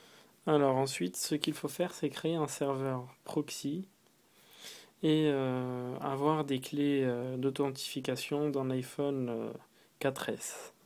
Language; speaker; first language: French; native; French